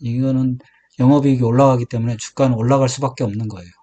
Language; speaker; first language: Korean; native; Korean